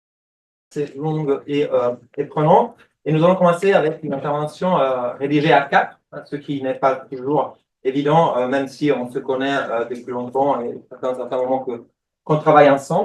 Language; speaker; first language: French; non-native, fluent; Italian